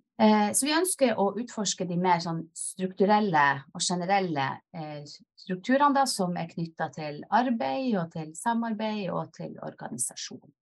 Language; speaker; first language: Norwegian; native; Norwegian